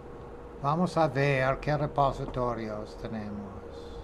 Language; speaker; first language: Spanish; non-native, fluent; English